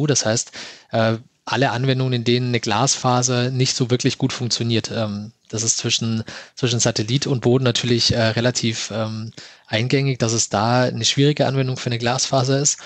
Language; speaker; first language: German; native; German